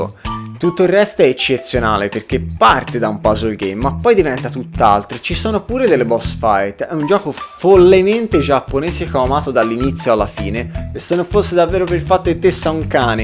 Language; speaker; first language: Italian; native; Italian